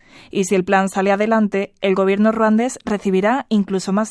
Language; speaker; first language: Spanish; native; Spanish